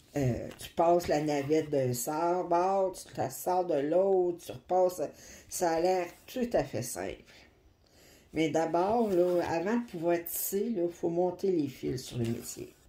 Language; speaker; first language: French; native; French